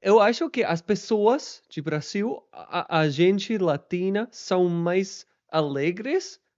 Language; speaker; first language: Portuguese; non-native, learner; English